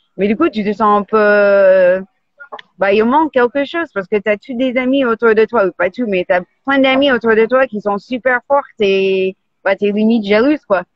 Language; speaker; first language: French; non-native, fluent; English